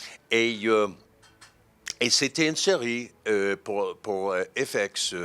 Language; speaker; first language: French; non-native, fluent; English